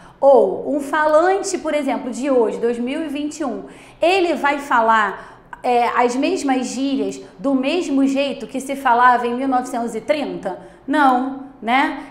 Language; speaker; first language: Portuguese; native; Portuguese